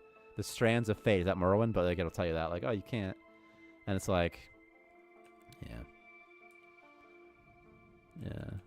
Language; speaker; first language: English; native; English